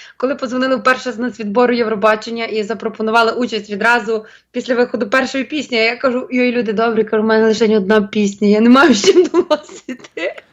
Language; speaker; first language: Ukrainian; native; Ukrainian